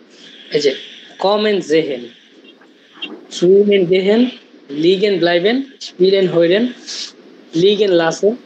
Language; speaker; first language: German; non-native, learner; Bangla